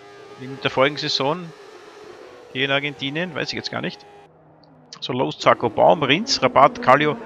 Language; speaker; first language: German; native; German